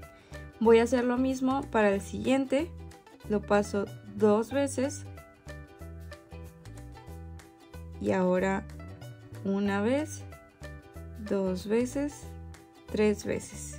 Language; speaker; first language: Spanish; native; Spanish